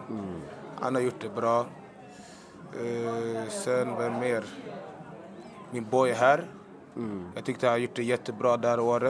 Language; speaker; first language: Swedish; early bilingual, other home language; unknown